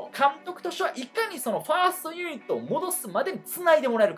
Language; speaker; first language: Japanese; native; Japanese